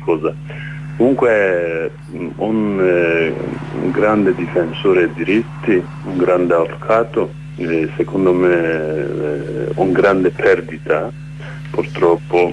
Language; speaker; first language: Italian; non-native, fluent; Kurdish